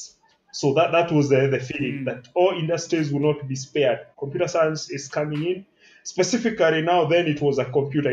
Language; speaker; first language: English; non-native, local second language; Kikuyu